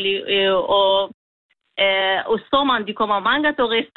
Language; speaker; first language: Norwegian; non-native, learner; Kurdish